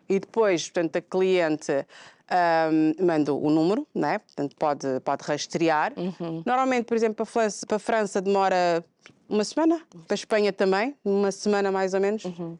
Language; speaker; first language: Portuguese; non-native, local second language; Kabuverdianu